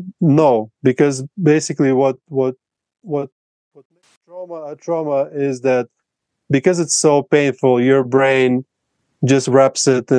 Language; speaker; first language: English; non-native, fluent; Russian